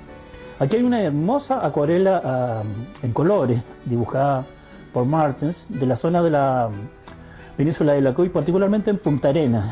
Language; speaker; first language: Spanish; native; Spanish